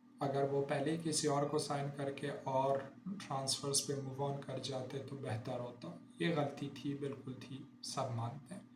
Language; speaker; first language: Urdu; native; Urdu